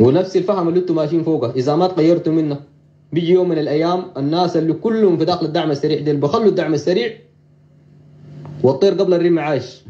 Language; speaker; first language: Arabic; native; Arabic